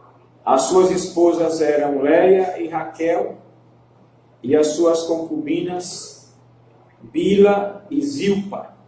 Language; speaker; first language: Portuguese; native; Portuguese